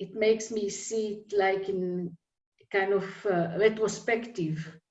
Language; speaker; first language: English; non-native, fluent; Hebrew